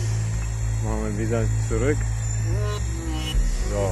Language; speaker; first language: German; non-native, fluent; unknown